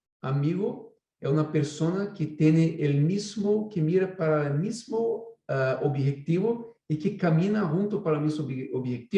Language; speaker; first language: Spanish; non-native, fluent; Portuguese